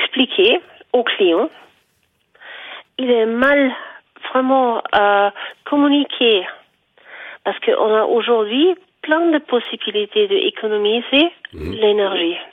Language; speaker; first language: French; non-native, fluent; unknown